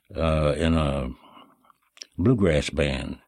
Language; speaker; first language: English; native; English